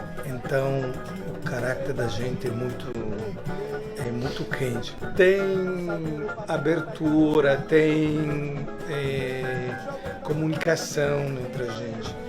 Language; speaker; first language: Portuguese; non-native, fluent; Hebrew